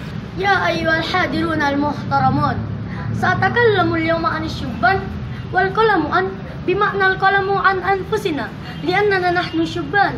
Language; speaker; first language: Arabic; non-native, learner; Indonesian